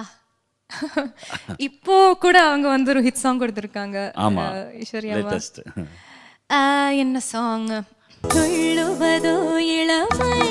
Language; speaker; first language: Tamil; non-native, local second language; Malayalam